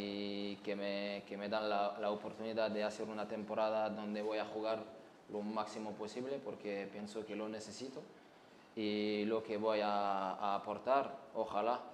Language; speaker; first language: Spanish; non-native, learner; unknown